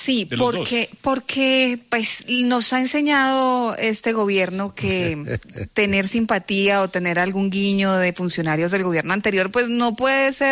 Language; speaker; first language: Spanish; native; Spanish